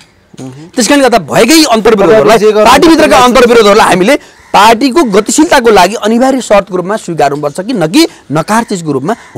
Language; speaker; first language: Nepali; native; Nepali